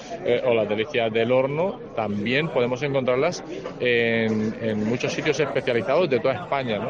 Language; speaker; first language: Spanish; native; Spanish